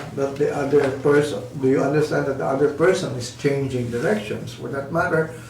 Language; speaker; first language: English; non-native, local second language; Filipino